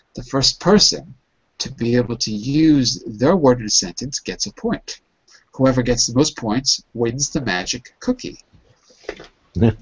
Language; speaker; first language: English; native; English